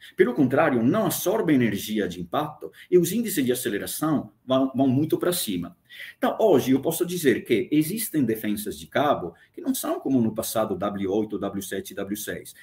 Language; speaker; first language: Portuguese; non-native, fluent; Italian